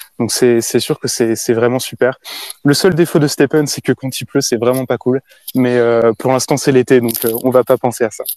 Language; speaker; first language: French; native; French